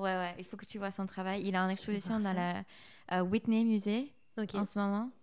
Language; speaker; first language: French; non-native, fluent; English